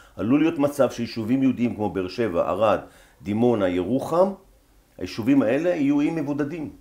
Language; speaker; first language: Hebrew; native; Hebrew